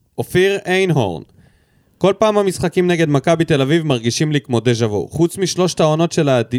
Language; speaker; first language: Hebrew; native; Hebrew